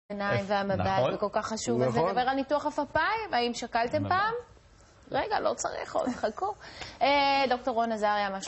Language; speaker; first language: Hebrew; native; Hebrew